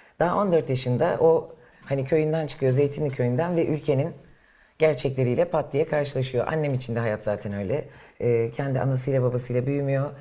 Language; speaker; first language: Turkish; native; Turkish